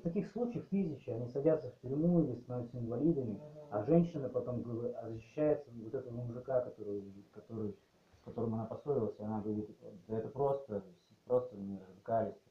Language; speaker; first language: Russian; native; Russian